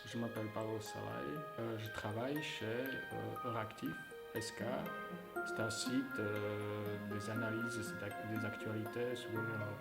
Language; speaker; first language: French; non-native, fluent; Slovak